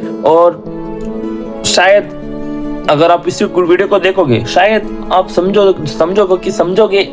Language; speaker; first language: Hindi; non-native, local second language; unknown